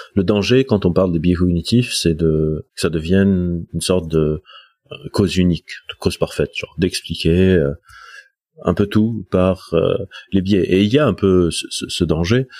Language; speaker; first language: French; non-native, local second language; Arabic